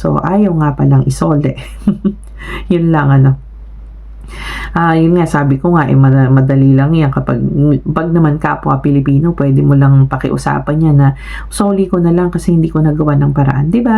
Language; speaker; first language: Filipino; native; Filipino